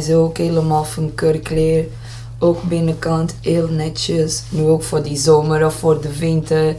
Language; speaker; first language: Dutch; non-native, learner; Portuguese